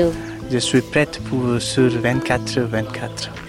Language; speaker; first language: French; non-native, learner; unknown